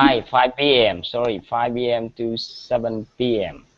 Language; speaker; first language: English; non-native, learner; Vietnamese